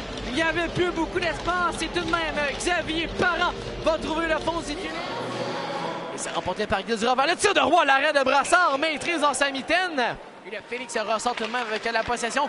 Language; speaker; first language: French; native; French